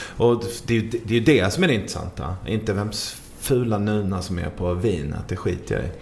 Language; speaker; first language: Swedish; native; Swedish